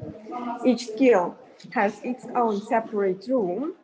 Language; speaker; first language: English; non-native, fluent; Russian